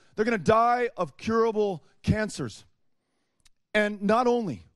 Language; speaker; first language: English; native; English